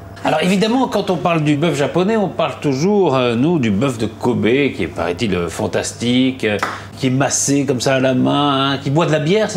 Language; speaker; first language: French; native; French